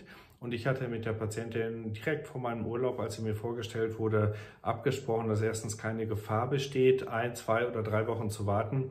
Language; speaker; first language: German; native; German